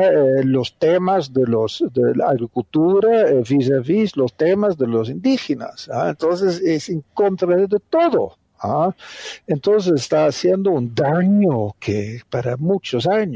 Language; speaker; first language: Spanish; non-native, fluent; Dutch